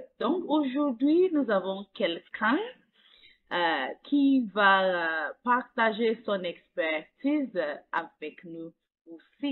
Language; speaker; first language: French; non-native, fluent; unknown